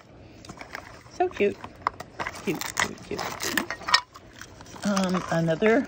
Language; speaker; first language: English; native; English